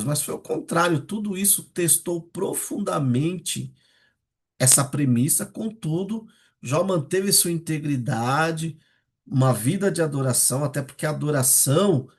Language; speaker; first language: Portuguese; native; Portuguese